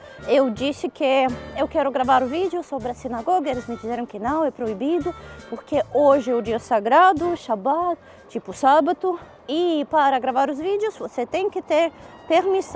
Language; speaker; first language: Portuguese; non-native, fluent; Armenian